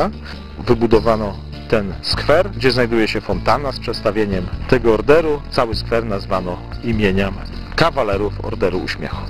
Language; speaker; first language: Polish; native; Polish